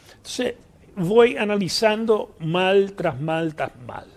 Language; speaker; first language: Spanish; early bilingual, heritage; Spanish